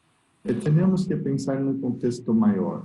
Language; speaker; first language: Spanish; non-native, learner; Portuguese